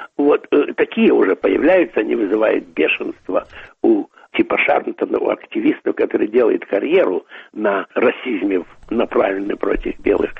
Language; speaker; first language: Russian; native; Russian